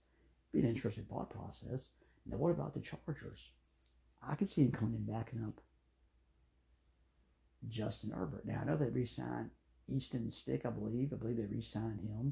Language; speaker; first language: English; native; English